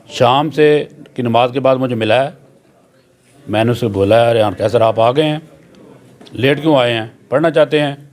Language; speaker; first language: Urdu; non-native, local second language; Punjabi